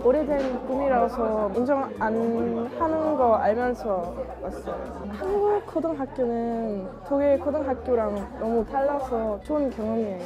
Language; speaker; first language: Korean; non-native, learner; German